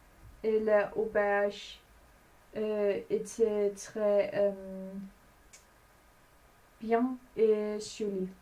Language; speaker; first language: French; non-native, learner; Danish